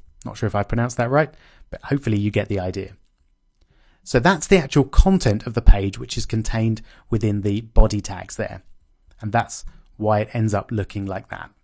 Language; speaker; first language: English; native; English